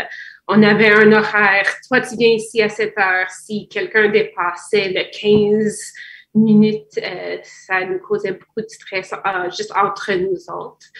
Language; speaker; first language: French; non-native, fluent; English